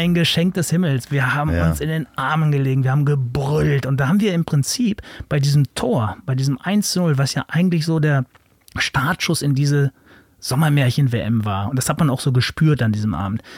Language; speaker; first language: German; native; German